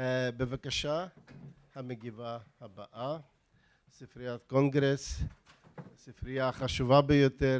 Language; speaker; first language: Hebrew; non-native, fluent; Russian